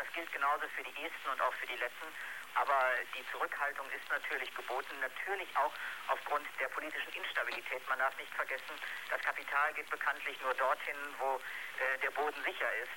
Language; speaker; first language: German; native; German